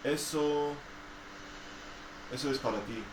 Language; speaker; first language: Spanish; non-native, fluent; English